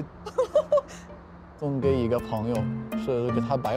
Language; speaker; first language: Chinese; non-native, fluent; Arabic